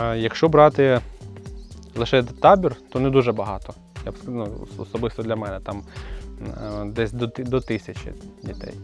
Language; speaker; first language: Ukrainian; native; Ukrainian